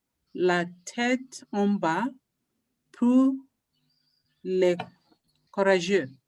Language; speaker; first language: French; non-native, learner; English